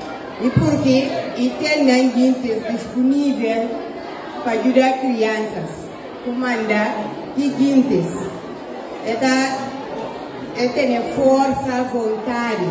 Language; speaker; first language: Portuguese; non-native, local second language; Upper Guinea Crioulo